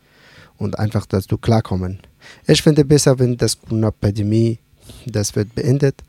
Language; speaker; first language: German; non-native, learner; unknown